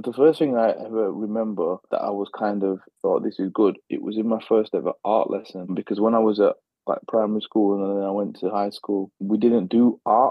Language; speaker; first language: English; native; English